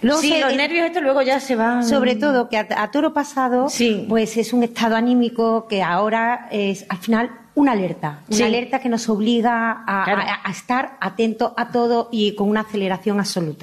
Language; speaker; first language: Spanish; native; Spanish